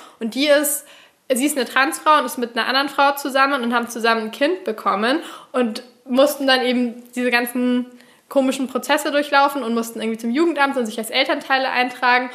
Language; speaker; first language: German; native; German